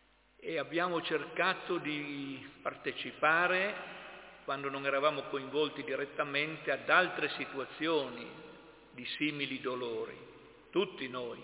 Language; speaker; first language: Italian; native; Italian